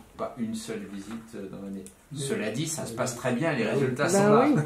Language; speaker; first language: French; native; French